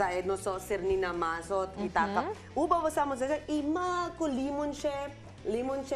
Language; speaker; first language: Macedonian; non-native, learner; Filipino